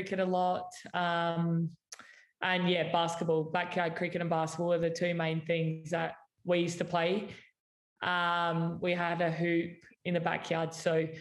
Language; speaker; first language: English; native; English